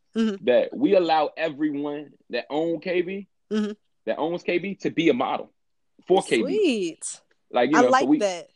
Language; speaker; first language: English; native; English